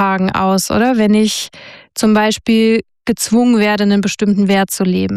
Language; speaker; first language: German; native; German